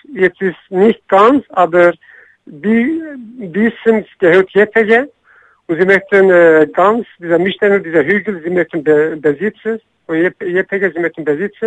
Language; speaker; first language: German; non-native, learner; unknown